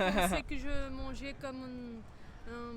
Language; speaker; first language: French; non-native, fluent; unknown